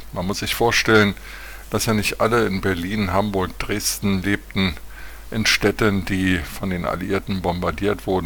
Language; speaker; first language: German; native; German